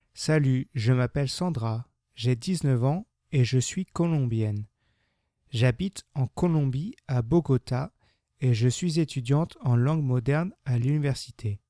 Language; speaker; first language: French; non-native, learner; Spanish